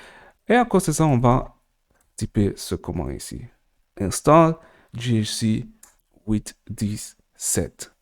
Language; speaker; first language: French; non-native, learner; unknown